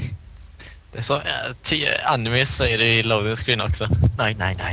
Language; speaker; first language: Swedish; native; Swedish